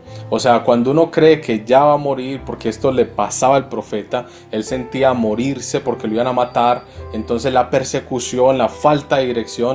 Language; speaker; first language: Spanish; native; Spanish